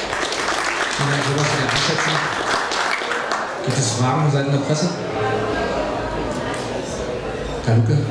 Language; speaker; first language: German; native; German